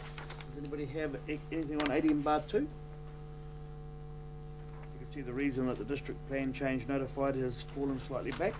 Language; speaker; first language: English; native; English